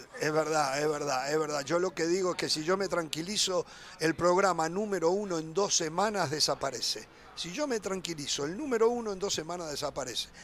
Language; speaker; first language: Spanish; native; Spanish